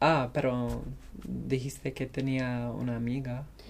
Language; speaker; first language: Spanish; non-native, learner; English